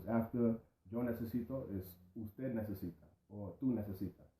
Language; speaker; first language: Spanish; non-native, fluent; English